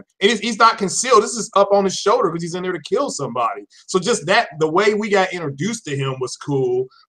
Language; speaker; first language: English; native; English